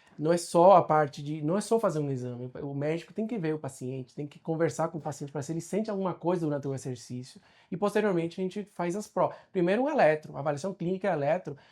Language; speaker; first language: Portuguese; non-native, fluent; Spanish